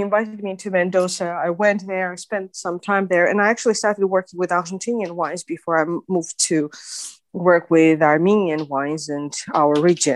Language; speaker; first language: English; non-native, fluent; Russian